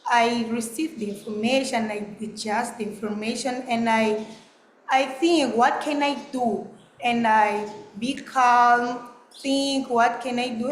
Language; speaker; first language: English; non-native, learner; Portuguese